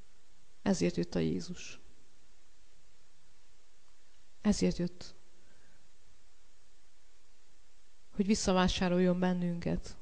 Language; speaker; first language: Hungarian; native; Hungarian